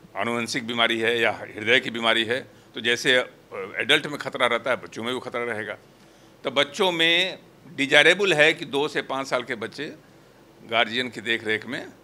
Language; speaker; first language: Hindi; native; Hindi